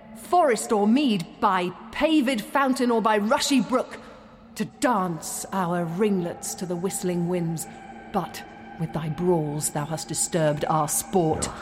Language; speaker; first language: English; native; English